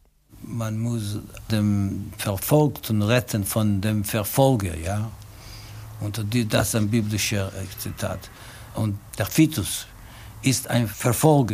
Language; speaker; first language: German; non-native, learner; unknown